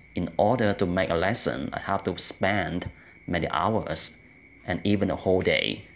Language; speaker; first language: English; non-native, fluent; Vietnamese